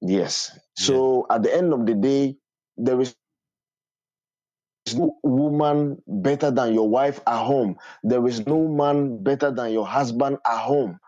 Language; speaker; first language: English; non-native, local second language; Ewe